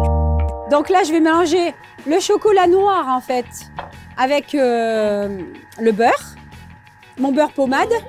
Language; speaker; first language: French; native; French